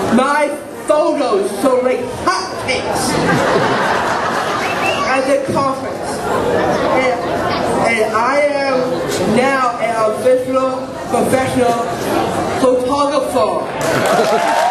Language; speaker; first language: English; native; English